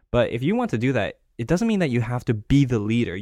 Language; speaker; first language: English; early bilingual, other home language; Greek